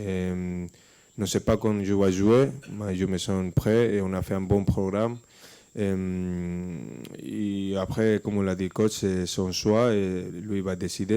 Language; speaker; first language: French; non-native, fluent; Spanish